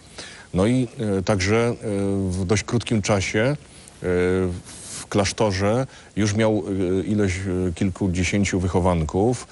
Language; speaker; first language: Polish; native; Polish